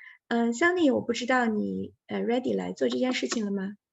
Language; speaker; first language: Chinese; native; Chinese